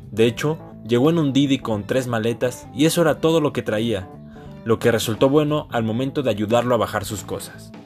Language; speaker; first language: Spanish; native; Spanish